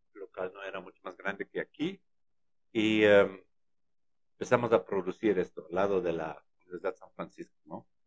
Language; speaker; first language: Spanish; non-native, fluent; German